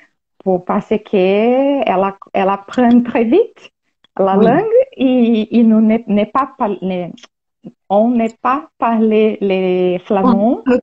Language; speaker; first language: French; non-native, learner; Portuguese